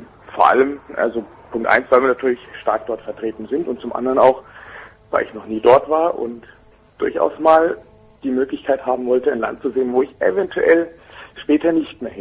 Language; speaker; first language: German; native; German